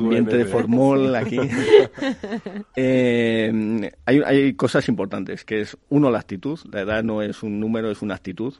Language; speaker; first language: Spanish; native; Spanish